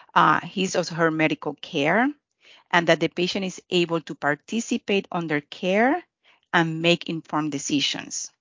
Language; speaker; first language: English; non-native, fluent; Spanish